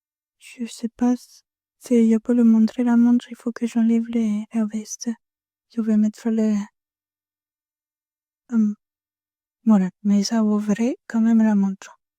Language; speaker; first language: French; non-native, learner; Spanish